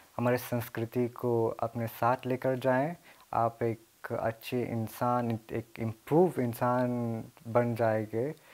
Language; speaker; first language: Hindi; early bilingual, heritage; Hindi